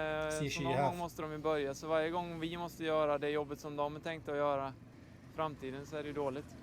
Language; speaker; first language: Swedish; native; Swedish